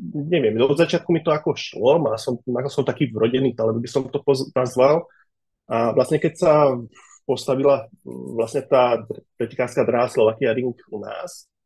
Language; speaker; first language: Slovak; non-native, local second language; Hungarian